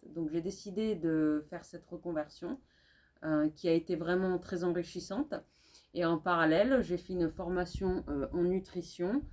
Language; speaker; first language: French; native; French